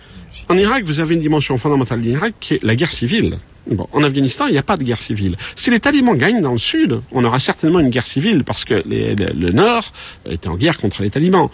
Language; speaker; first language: French; native; French